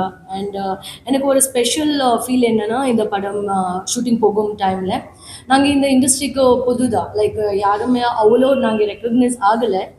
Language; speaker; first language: Tamil; non-native, learner; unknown